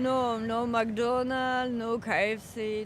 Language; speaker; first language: English; non-native, learner; French